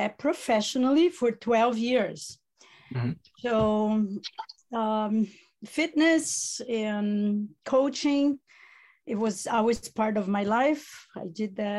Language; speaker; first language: English; non-native, fluent; Italian